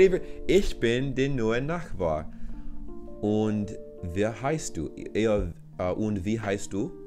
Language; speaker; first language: German; non-native, learner; English